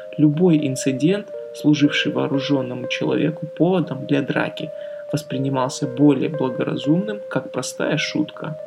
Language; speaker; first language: Russian; native; Russian